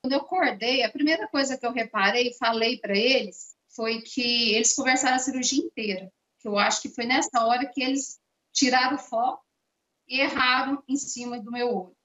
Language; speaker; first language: Portuguese; native; Portuguese